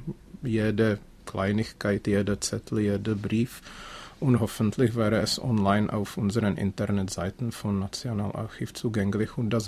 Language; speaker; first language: German; non-native, fluent; Czech